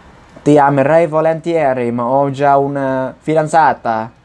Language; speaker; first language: Italian; non-native, fluent; Vietnamese